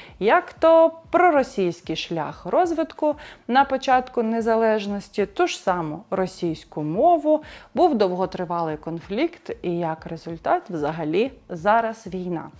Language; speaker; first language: Ukrainian; non-native, local second language; Russian